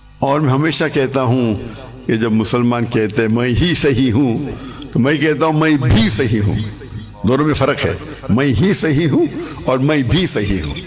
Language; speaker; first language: Urdu; non-native, local second language; English